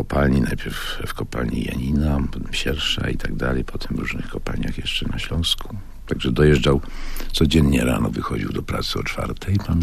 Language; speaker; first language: Polish; native; Polish